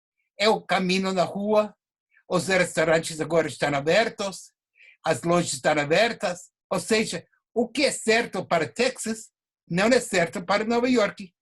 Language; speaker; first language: Portuguese; non-native, fluent; English